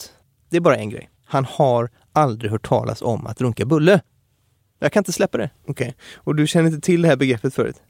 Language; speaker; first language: Swedish; native; Swedish